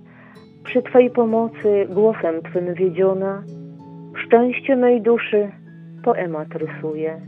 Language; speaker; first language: Polish; native; Polish